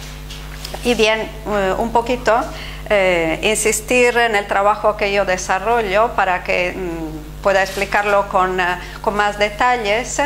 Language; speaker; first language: Spanish; non-native, fluent; Italian